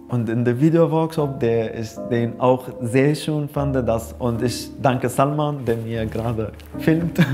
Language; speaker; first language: German; non-native, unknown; Arabic